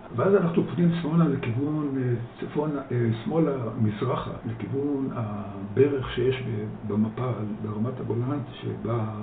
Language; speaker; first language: Hebrew; early bilingual, other home language; Dutch